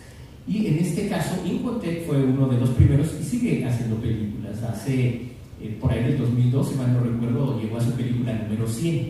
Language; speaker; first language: Spanish; native; Spanish